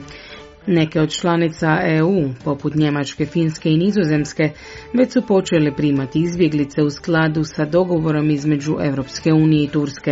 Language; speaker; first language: Croatian; native; Croatian